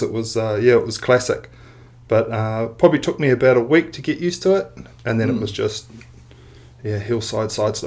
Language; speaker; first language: English; native; English